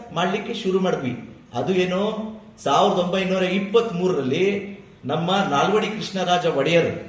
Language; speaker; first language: Kannada; non-native, local second language; Lambadi